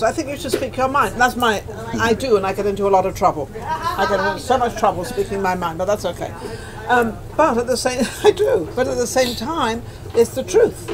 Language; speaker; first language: English; native; English